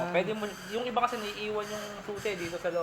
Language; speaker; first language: Filipino; native; Filipino